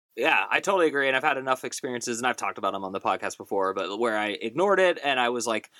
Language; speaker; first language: English; native; English